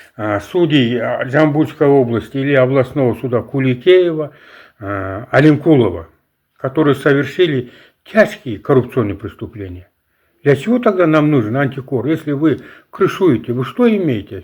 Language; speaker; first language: Russian; non-native, local second language; Kazakh